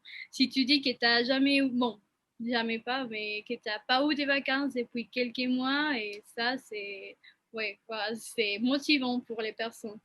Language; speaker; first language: French; non-native, fluent; Spanish